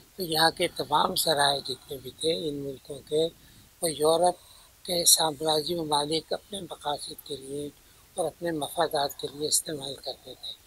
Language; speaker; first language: Urdu; native; Urdu